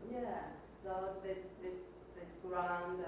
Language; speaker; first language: English; non-native, learner; Chinese